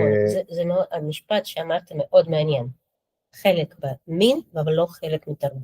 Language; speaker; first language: Hebrew; non-native, fluent; Russian